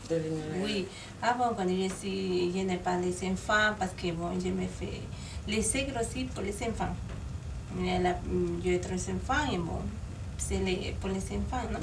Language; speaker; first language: French; non-native, learner; Spanish